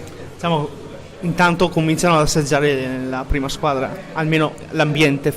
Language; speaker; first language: Italian; native; Italian